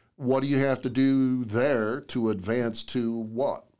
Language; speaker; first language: English; native; English